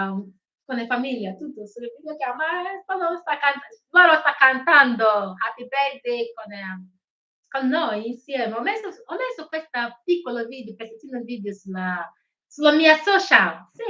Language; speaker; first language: Italian; non-native, learner; Igbo